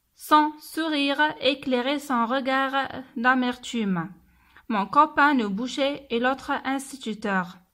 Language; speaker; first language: French; non-native, local second language; Arabic